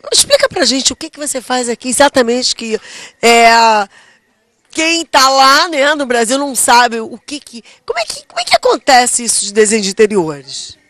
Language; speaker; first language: Portuguese; native; Portuguese